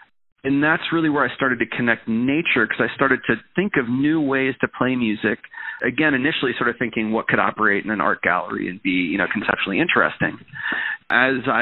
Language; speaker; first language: English; native; English